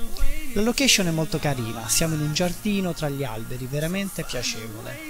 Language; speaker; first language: Italian; native; Italian